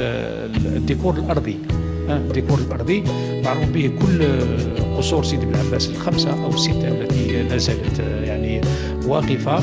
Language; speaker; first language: Arabic; native; Arabic